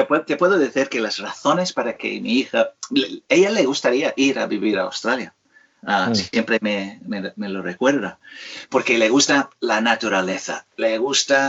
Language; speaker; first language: Spanish; non-native, fluent; English